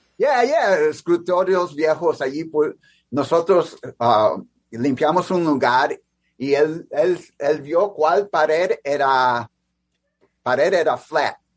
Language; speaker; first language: Spanish; early bilingual, heritage; English